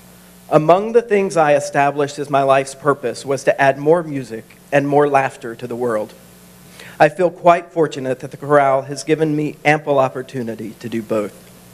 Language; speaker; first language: English; native; English